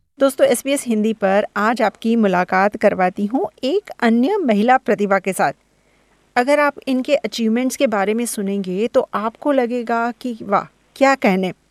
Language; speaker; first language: Hindi; native; Hindi